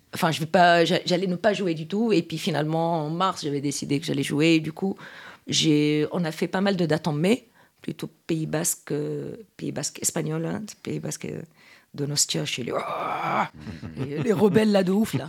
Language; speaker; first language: French; non-native, local second language; Arabic